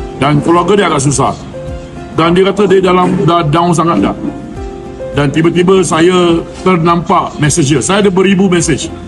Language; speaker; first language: Malay; non-native, local second language; Chinese